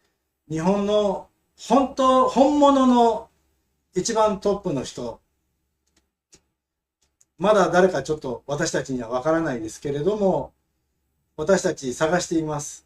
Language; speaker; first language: Japanese; non-native, fluent; Filipino